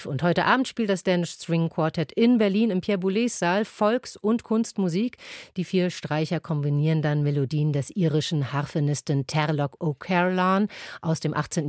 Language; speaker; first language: German; native; German